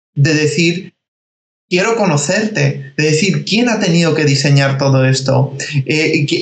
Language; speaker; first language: Spanish; early bilingual, other home language; Georgian